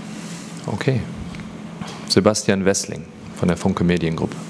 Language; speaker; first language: German; native; German